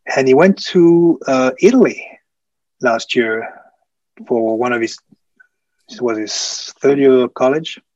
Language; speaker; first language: English; early bilingual, other home language; French